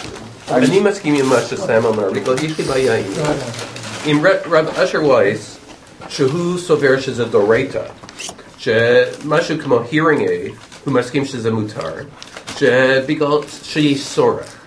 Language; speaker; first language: Hebrew; non-native, fluent; English